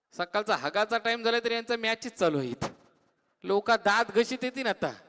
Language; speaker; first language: Marathi; native; Marathi